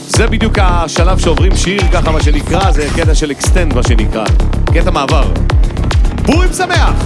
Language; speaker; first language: Hebrew; native; Hebrew